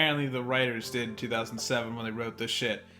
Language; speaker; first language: English; native; English